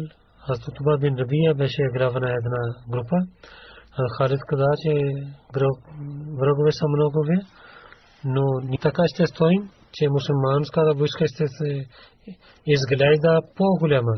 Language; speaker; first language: Bulgarian; non-native, learner; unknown